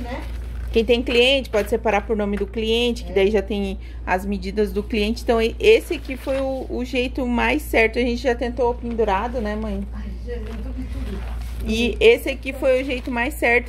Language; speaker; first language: Portuguese; native; Portuguese